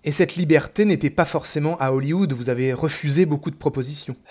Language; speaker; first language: French; native; French